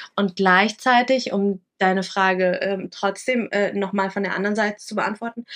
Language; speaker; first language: German; early bilingual, other home language; Vietnamese